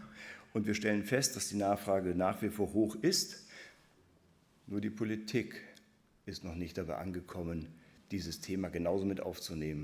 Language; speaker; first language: German; native; German